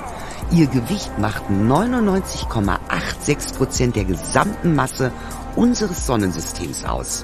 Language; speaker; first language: German; native; German